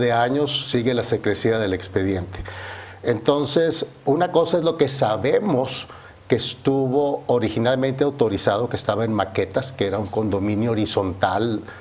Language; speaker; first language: Spanish; native; Spanish